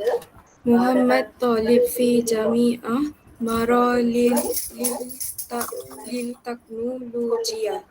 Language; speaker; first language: Arabic; non-native, learner; Malay